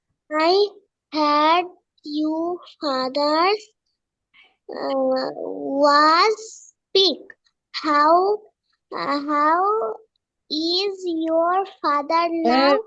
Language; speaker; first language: English; non-native, learner; Bangla